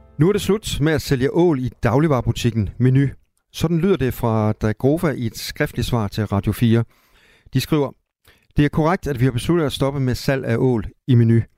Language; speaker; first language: Danish; native; Danish